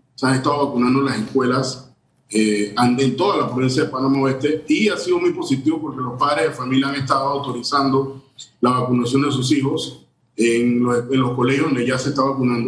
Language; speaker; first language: Spanish; native; Spanish